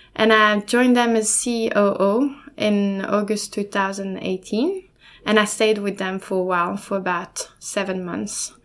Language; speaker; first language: English; non-native, fluent; German